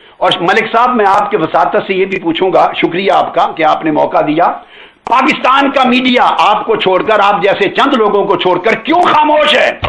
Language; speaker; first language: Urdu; non-native, local second language; Punjabi